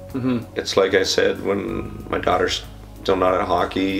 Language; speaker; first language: English; native; English